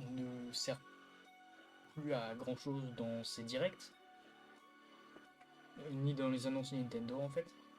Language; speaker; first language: French; native; French